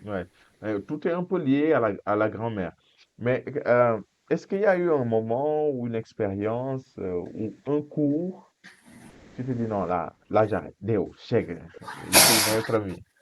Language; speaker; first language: French; non-native, fluent; Portuguese